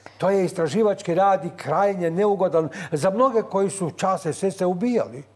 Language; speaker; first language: Croatian; native; Croatian